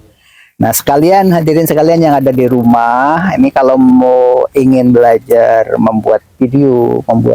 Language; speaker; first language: Indonesian; native; Indonesian